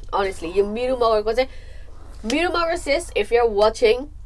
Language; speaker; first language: English; non-native, local second language; Nepali